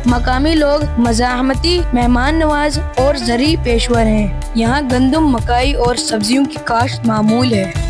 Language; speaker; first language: Urdu; non-native, local second language; Pahari-Potwari